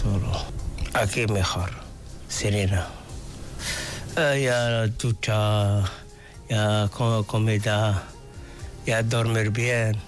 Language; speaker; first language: Spanish; non-native, learner; Arabic